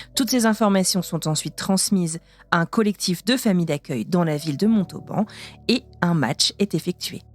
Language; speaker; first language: French; native; French